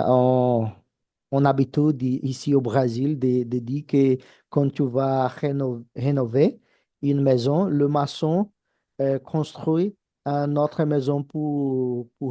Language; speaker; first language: French; non-native, fluent; Portuguese